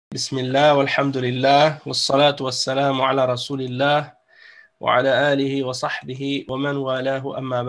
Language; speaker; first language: Arabic; non-native, fluent; French